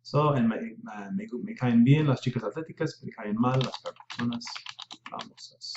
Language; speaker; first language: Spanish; non-native, fluent; English